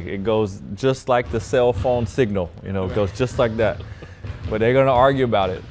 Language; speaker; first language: English; native; English